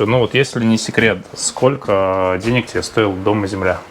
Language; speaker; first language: Russian; native; Russian